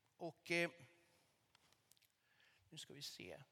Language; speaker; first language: Swedish; non-native, fluent; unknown